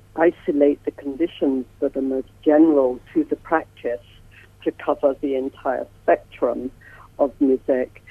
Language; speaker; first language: English; native; English